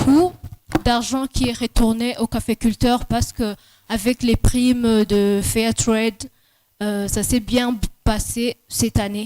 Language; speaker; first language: French; non-native, local second language; Rundi